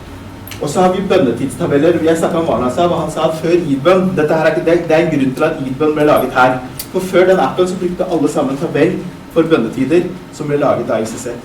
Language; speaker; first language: Norwegian; early bilingual, other home language; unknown